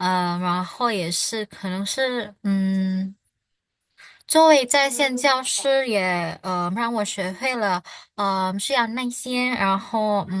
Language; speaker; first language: Chinese; non-native, fluent; Indonesian